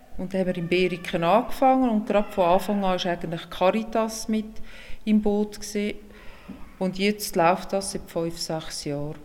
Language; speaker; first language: German; native; German